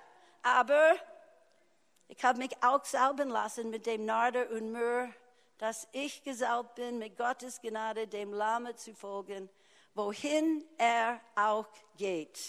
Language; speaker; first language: German; non-native, fluent; English